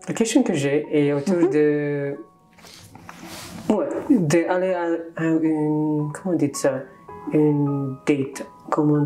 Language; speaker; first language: French; non-native, learner; English